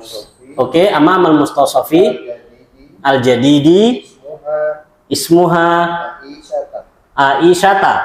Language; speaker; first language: Arabic; non-native, fluent; Indonesian